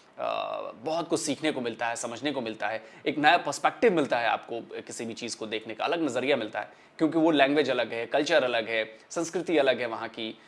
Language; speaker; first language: Hindi; non-native, local second language; Bhojpuri